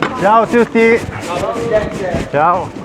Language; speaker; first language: Italian; non-native, learner; Korean